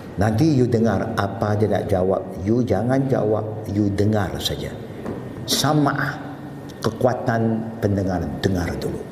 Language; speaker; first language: Malay; non-native, local second language; Chinese